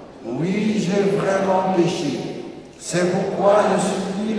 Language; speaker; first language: French; non-native, local second language; Haitian Creole